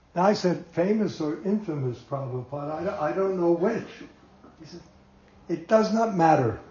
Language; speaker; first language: English; native; English